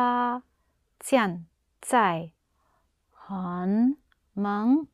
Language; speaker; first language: Chinese; non-native, learner; English